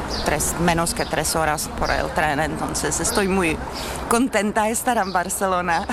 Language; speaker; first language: Spanish; non-native, learner; Czech